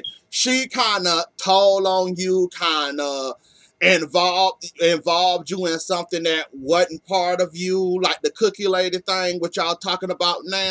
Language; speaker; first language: English; native; English